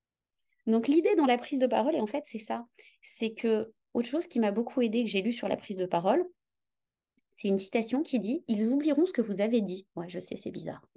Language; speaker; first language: French; native; French